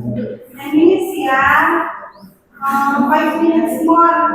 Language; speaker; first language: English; non-native, learner; Indonesian